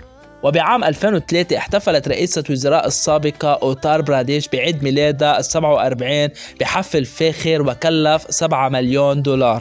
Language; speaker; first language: Arabic; native; Arabic